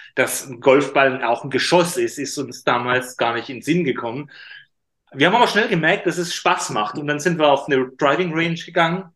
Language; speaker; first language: German; native; German